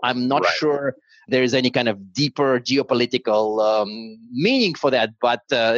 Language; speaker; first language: English; non-native, fluent; Russian